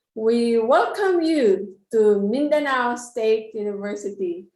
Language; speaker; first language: English; non-native, local second language; Filipino